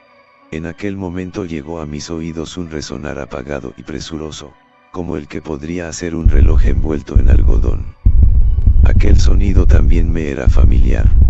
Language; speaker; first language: Spanish; native; Spanish